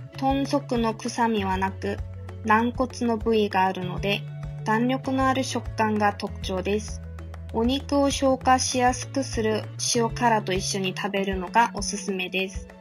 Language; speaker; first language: Japanese; non-native, fluent; Korean